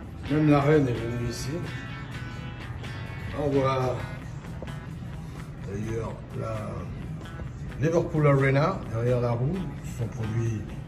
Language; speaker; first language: French; native; French